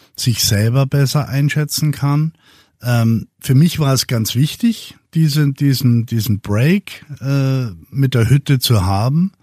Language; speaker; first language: German; native; German